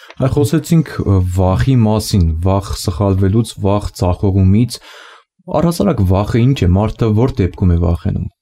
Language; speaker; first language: Armenian; native; Armenian